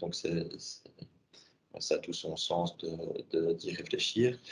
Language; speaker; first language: French; native; French